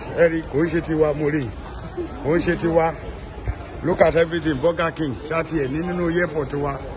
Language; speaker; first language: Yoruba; native; Yoruba